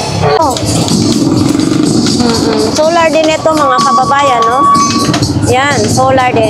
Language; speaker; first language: Filipino; native; Filipino